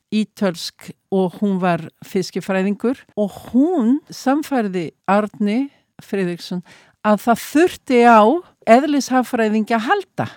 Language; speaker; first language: Icelandic; early bilingual, heritage; Icelandic